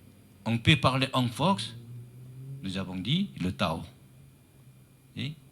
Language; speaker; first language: French; non-native, learner; Chinese